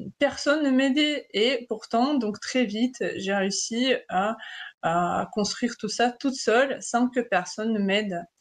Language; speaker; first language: French; non-native, fluent; Russian